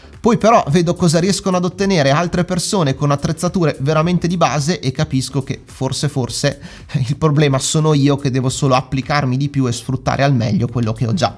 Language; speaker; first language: Italian; native; Italian